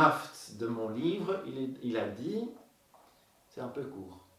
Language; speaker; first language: French; non-native, local second language; Dutch